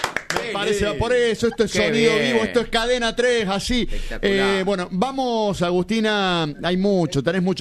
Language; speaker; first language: Spanish; native; Spanish